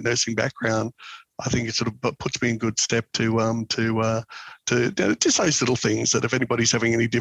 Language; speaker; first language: English; native; English